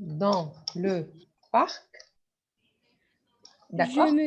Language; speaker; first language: French; non-native, fluent; Arabic